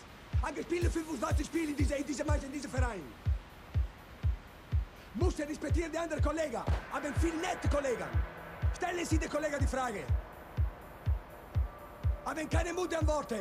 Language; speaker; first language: German; non-native, learner; Italian